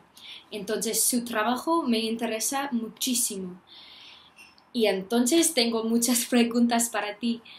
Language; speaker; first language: Spanish; non-native, learner; English